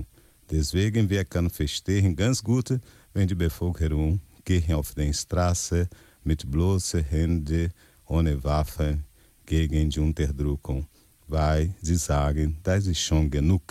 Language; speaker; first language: German; non-native, learner; Portuguese